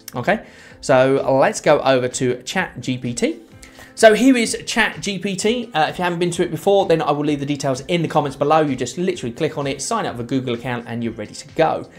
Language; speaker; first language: English; native; English